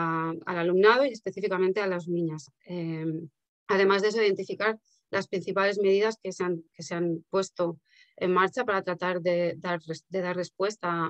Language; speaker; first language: Spanish; native; Spanish